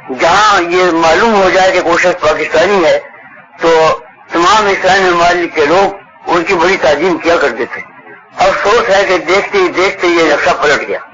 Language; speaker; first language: Urdu; native; Urdu